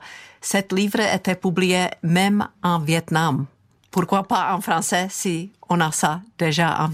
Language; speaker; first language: French; non-native, fluent; Czech